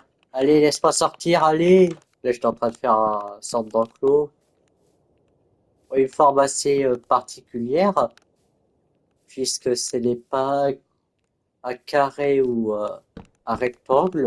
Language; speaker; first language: French; native; French